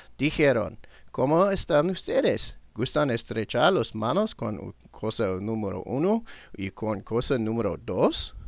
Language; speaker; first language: Spanish; non-native, learner; English